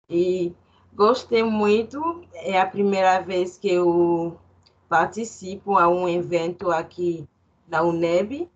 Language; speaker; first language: Portuguese; non-native, fluent; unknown